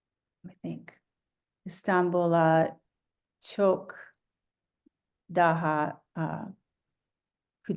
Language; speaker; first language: Turkish; non-native, learner; English